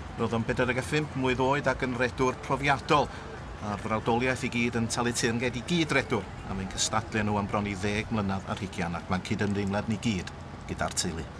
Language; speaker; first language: Welsh; native; Welsh